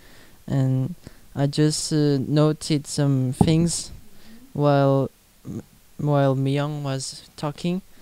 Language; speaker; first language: English; non-native, learner; Korean